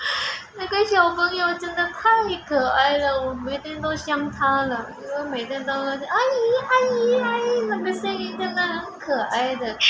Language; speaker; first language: Chinese; non-native, learner; Indonesian